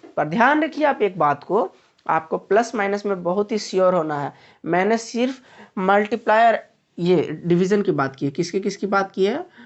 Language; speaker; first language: Hindi; native; Hindi